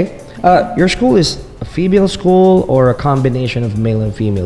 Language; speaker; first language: English; non-native, local second language; Filipino